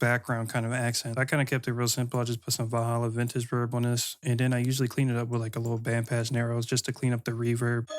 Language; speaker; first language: English; native; English